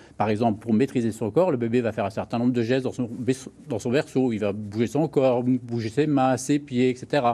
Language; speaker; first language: French; native; French